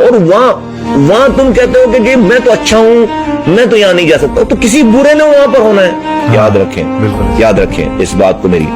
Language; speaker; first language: Urdu; native; Urdu